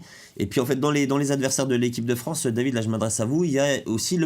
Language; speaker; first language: French; native; French